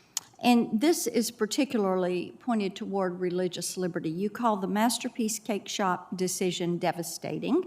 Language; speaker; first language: English; native; English